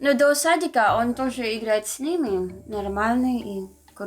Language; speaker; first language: Russian; non-native, learner; Filipino